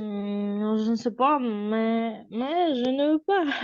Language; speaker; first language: French; non-native, learner; Uzbek